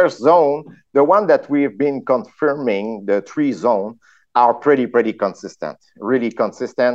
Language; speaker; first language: English; non-native, fluent; French